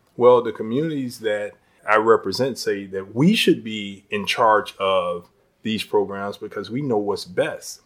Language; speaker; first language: English; native; English